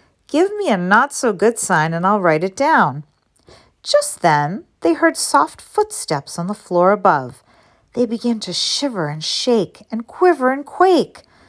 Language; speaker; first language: English; native; English